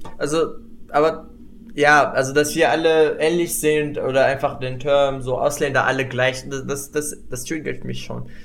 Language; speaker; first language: German; non-native, fluent; Arabic